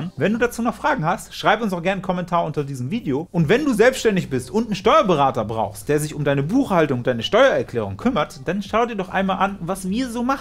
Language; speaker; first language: German; native; German